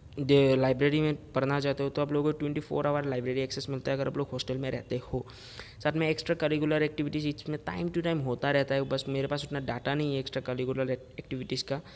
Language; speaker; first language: Hindi; non-native, local second language; Assamese